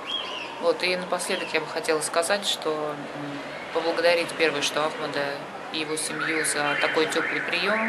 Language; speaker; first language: Russian; native; Russian